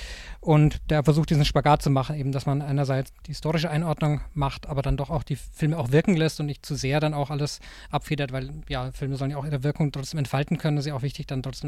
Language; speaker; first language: German; native; German